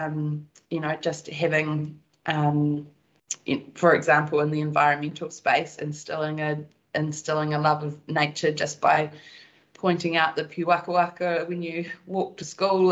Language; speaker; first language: English; native; English